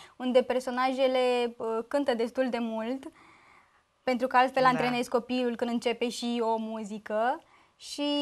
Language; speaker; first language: Romanian; native; Romanian